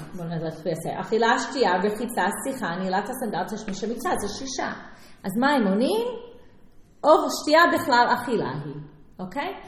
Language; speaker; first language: Hebrew; non-native, fluent; English